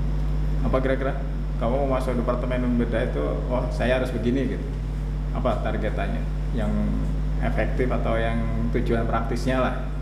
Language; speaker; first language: Indonesian; native; Indonesian